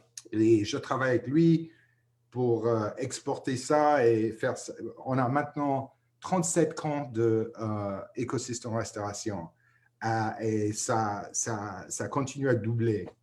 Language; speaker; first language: French; non-native, fluent; English